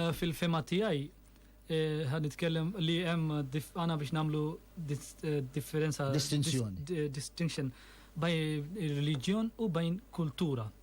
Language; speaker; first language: Maltese; non-native, fluent; Urdu